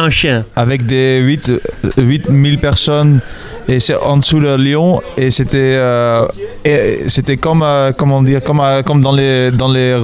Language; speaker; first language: French; non-native, fluent; Dutch